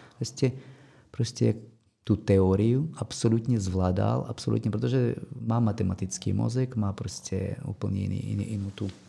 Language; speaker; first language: Czech; non-native, fluent; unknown